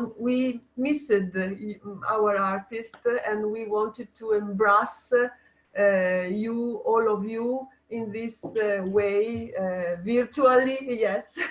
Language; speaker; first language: English; non-native, learner; Italian